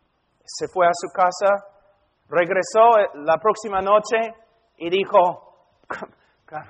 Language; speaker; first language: Spanish; non-native, fluent; English